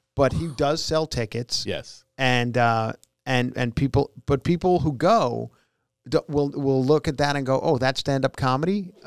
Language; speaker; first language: English; native; English